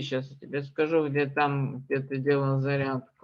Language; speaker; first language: Russian; native; Russian